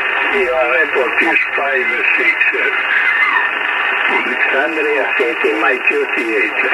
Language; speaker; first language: English; non-native, learner; Italian